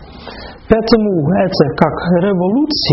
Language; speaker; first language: Russian; non-native, fluent; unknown